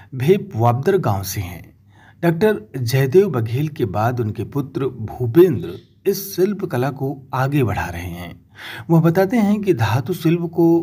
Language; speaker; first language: Hindi; native; Hindi